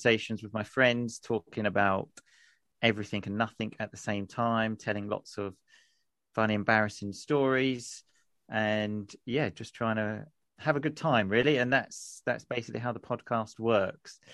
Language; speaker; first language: English; native; English